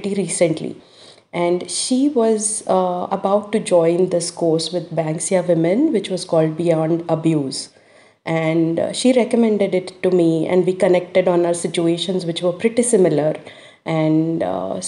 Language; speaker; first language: English; non-native, local second language; Hindi